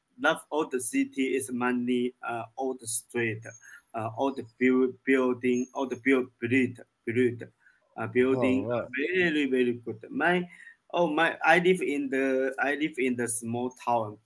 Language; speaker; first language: English; non-native, learner; Chinese